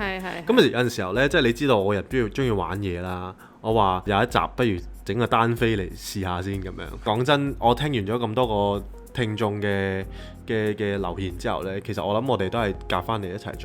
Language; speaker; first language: Cantonese; native; Cantonese